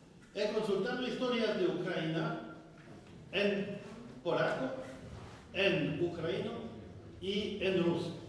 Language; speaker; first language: Spanish; non-native, fluent; French